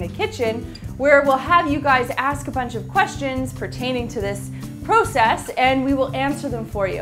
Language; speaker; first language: English; native; English